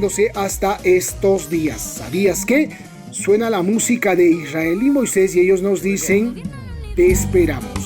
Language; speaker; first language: Spanish; native; Spanish